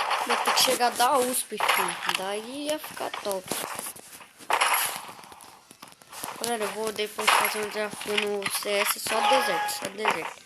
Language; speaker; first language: Portuguese; native; Portuguese